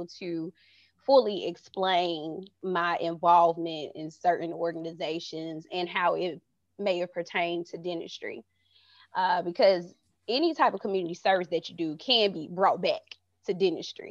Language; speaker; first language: English; native; English